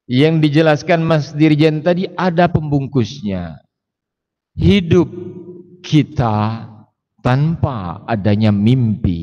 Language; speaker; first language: Indonesian; native; Indonesian